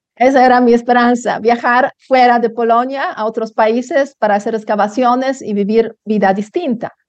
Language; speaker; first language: Spanish; non-native, fluent; Polish